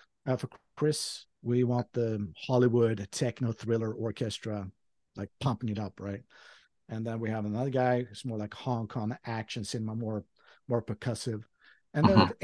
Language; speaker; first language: English; non-native, fluent; Swedish